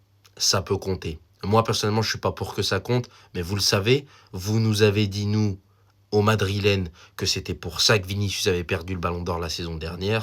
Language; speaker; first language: French; native; French